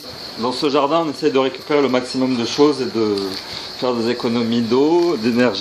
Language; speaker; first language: French; native; French